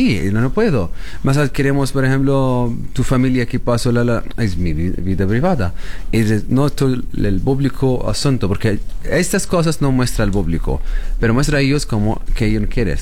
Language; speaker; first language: Spanish; non-native, learner; Arabic